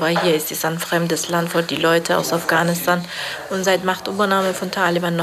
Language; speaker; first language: German; non-native, fluent; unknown